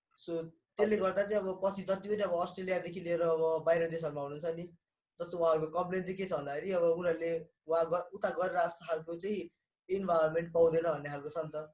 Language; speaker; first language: Nepali; native; Nepali